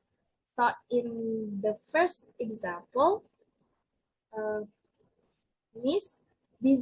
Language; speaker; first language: English; non-native, learner; Indonesian